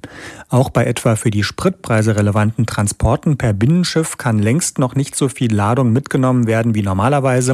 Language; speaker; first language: German; native; German